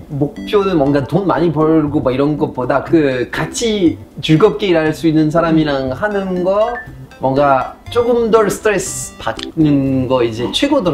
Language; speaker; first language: Korean; non-native, fluent; French